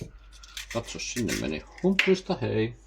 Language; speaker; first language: Finnish; non-native, fluent; Filipino